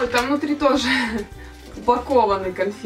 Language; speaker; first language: Russian; native; Russian